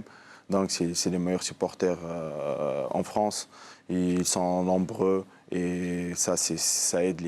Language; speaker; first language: French; non-native, local second language; Arabic